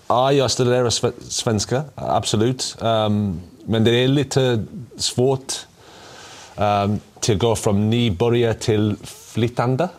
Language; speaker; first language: Swedish; non-native, learner; English